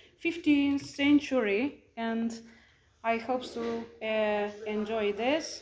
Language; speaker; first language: English; non-native, learner; Romanian